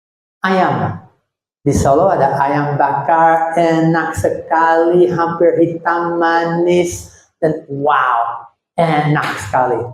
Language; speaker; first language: Indonesian; non-native, fluent; English